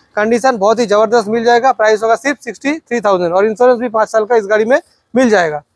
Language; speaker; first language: Hindi; non-native, local second language; Bangla